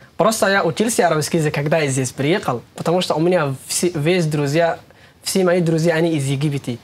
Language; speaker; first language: Russian; non-native, learner; Somali